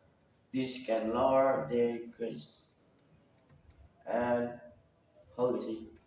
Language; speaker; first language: English; non-native, learner; Indonesian